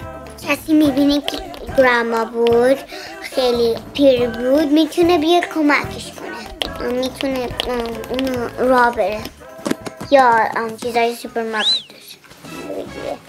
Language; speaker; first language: Persian; early bilingual, heritage; Persian